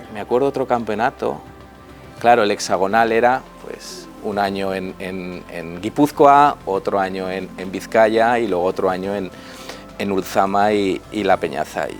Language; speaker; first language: Spanish; native; Spanish